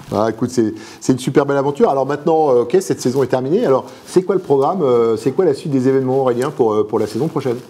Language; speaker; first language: French; native; French